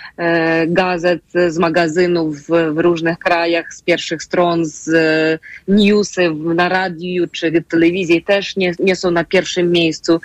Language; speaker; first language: Polish; non-native, fluent; Ukrainian